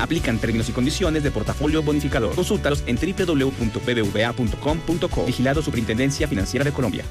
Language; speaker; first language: Spanish; native; Spanish